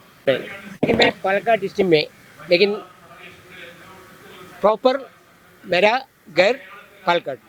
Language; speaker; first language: Hindi; non-native, local second language; Malayalam